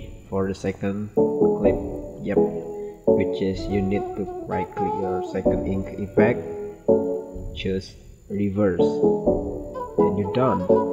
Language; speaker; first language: English; non-native, fluent; Indonesian